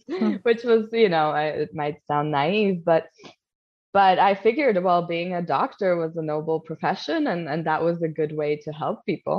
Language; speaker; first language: English; non-native, fluent; Polish